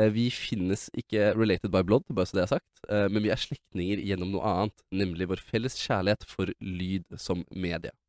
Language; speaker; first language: Norwegian; native; Norwegian